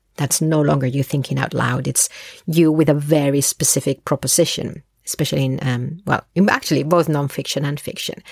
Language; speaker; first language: English; early bilingual, other home language; Spanish